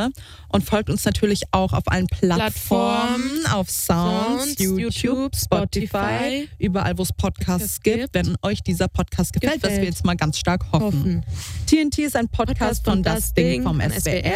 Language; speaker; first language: German; native; German